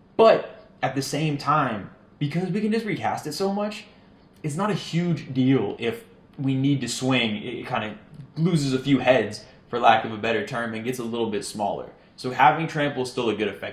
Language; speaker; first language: English; native; English